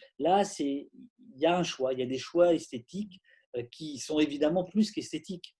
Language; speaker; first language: French; native; French